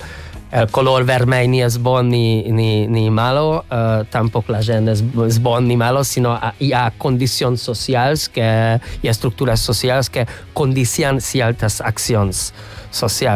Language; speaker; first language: Catalan; non-native, fluent; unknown